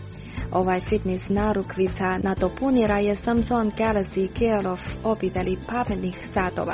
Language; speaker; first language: Croatian; native; Croatian